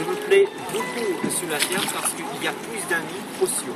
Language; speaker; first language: French; non-native, learner; Russian